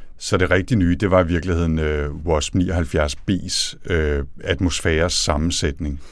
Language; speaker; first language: Danish; native; Danish